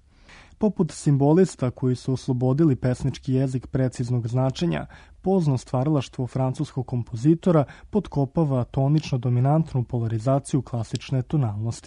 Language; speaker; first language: Croatian; native; Croatian